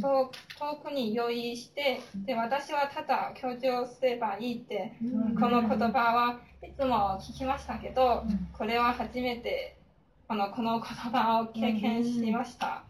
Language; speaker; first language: Japanese; non-native, fluent; Chinese